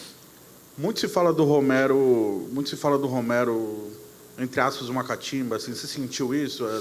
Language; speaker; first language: Portuguese; native; Portuguese